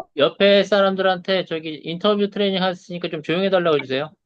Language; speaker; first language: Korean; native; Korean